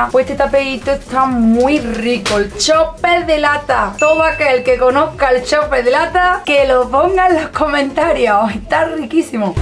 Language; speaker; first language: Spanish; native; Spanish